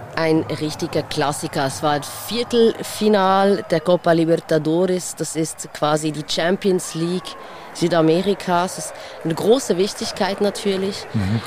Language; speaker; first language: German; native; German